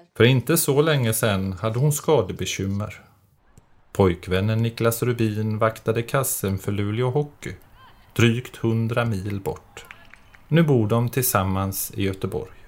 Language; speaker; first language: Swedish; native; Swedish